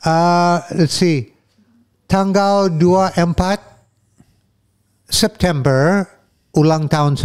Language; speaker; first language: Indonesian; non-native, fluent; English